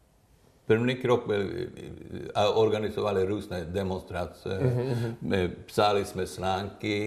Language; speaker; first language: Czech; non-native, learner; Swedish